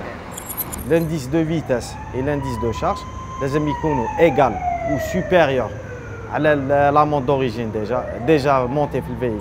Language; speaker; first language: French; non-native, local second language; Arabic